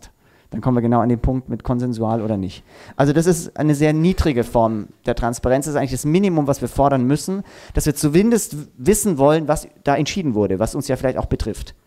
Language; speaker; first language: German; native; German